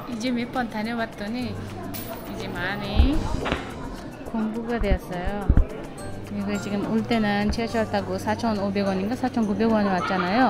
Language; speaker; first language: Korean; non-native, fluent; Uzbek